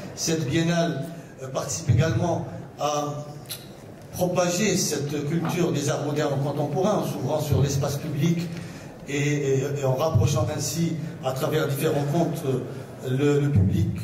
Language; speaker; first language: French; non-native, local second language; Arabic